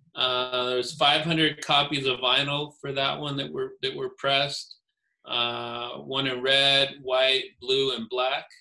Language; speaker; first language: English; native; English